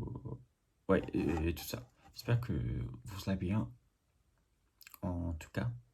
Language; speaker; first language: French; non-native, learner; English